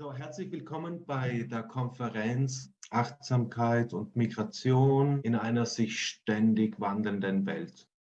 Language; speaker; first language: German; native; German